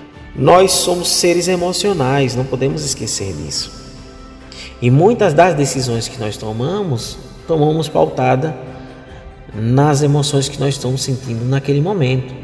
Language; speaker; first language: Portuguese; native; Portuguese